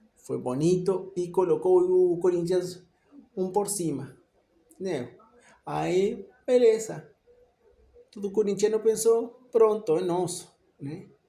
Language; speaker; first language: Portuguese; non-native, fluent; Spanish